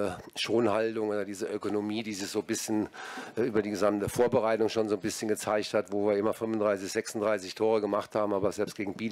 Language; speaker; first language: German; native; German